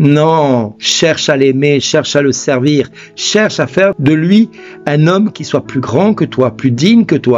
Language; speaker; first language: French; native; French